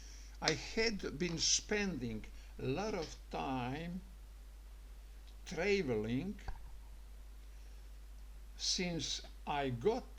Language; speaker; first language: English; non-native, learner; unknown